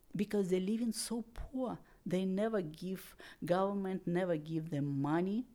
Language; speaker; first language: English; non-native, learner; Russian